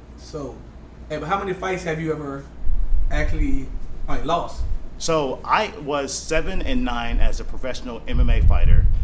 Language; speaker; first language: English; native; English